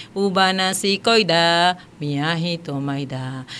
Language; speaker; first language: Spanish; non-native, local second language; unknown